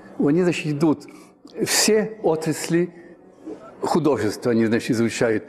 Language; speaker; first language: Russian; early bilingual, heritage; Russian